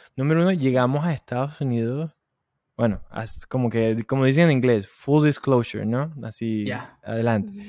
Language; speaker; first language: Spanish; native; Spanish